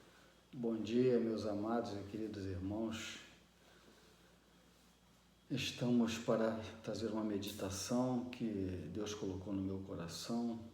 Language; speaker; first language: Portuguese; native; Portuguese